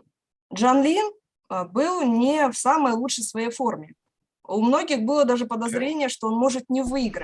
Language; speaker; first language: Russian; native; Russian